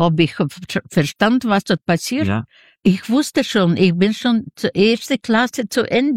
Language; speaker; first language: German; non-native, learner; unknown